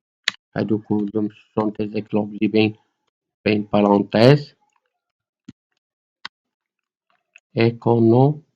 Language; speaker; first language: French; non-native, local second language; Arabic